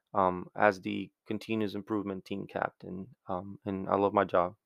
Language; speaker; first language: English; early bilingual, other home language; Spanish